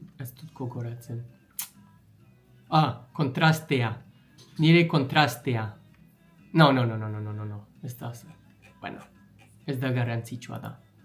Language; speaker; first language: Basque; non-native, learner; English